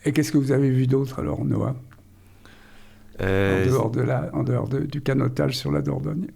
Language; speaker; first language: French; native; French